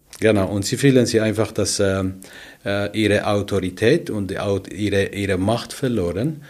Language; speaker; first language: German; non-native, learner; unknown